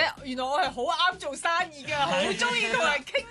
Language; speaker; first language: Cantonese; native; Cantonese